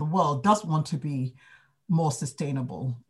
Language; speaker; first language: English; non-native, local second language; Akan